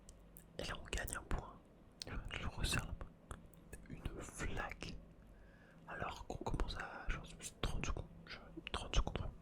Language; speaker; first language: French; native; French